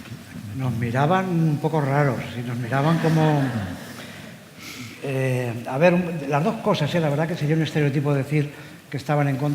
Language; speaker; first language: Spanish; native; Spanish